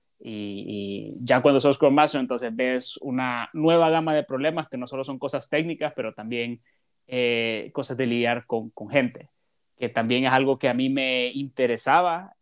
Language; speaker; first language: Spanish; native; Spanish